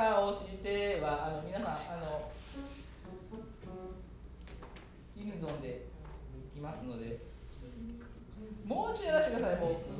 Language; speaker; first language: Japanese; native; Japanese